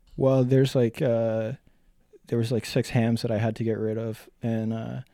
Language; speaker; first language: English; native; English